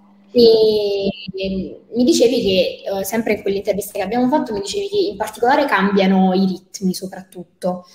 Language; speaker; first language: Italian; native; Italian